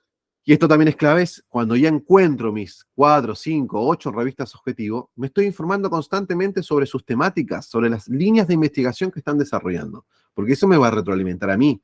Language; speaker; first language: Spanish; native; Spanish